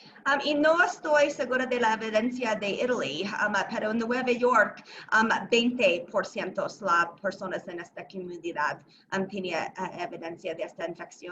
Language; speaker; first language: Spanish; non-native, learner; English